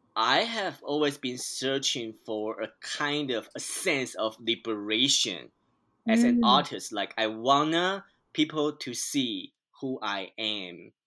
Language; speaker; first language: English; non-native, fluent; Chinese